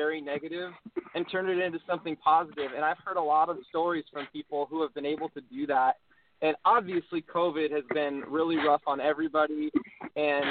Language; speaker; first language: English; native; English